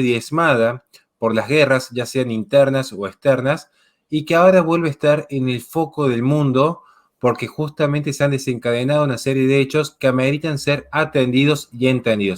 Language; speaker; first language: Spanish; native; Spanish